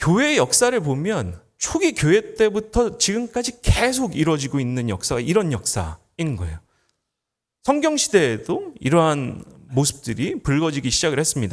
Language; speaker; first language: Korean; native; Korean